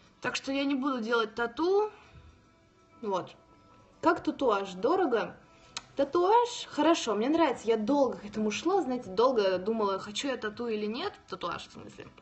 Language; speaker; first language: Russian; native; Russian